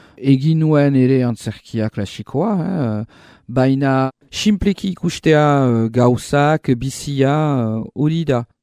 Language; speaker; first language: Basque; non-native, local second language; French